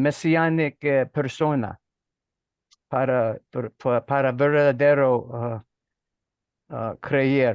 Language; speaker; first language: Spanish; non-native, learner; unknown